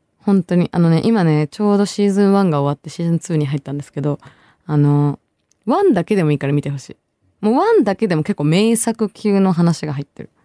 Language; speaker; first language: Japanese; early bilingual, other home language; Bangla